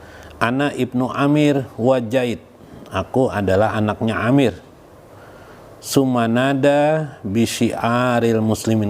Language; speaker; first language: Indonesian; native; Indonesian